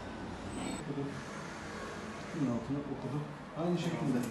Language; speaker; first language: Turkish; native; Turkish